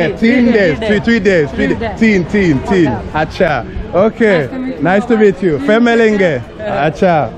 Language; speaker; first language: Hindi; non-native, learner; English